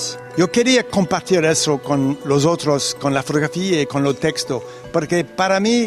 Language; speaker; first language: Spanish; non-native, fluent; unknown